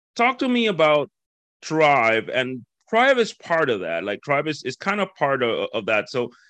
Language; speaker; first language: English; non-native, fluent; Spanish